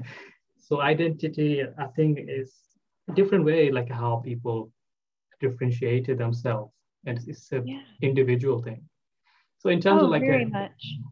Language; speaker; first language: English; non-native, local second language; Bangla